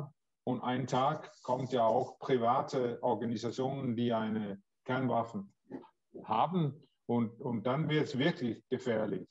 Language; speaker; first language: German; non-native, learner; Danish